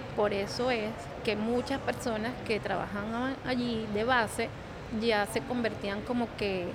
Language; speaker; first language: Spanish; native; Spanish